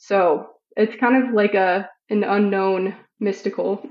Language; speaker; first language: English; native; English